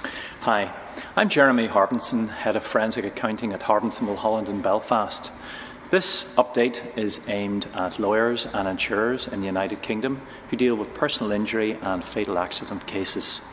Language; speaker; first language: English; native; English